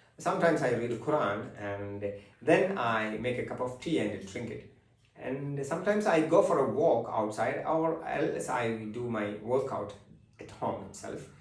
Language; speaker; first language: English; non-native, local second language; Malayalam